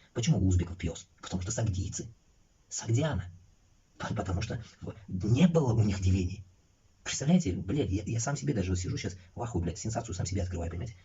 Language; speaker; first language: Russian; non-native, local second language; Uzbek